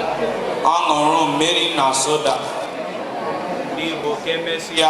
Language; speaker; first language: Igbo; early bilingual, heritage; Igbo